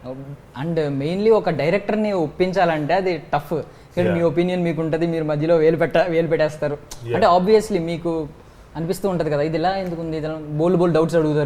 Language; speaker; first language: Telugu; native; Telugu